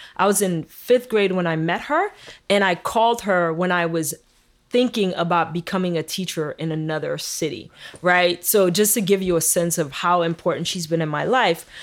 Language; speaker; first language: English; early bilingual, other home language; Haitian Creole